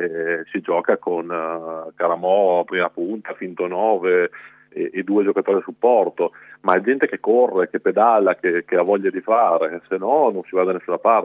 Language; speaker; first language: Italian; native; Italian